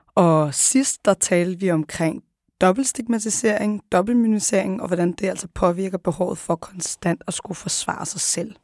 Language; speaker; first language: Danish; early bilingual, other home language; Arabic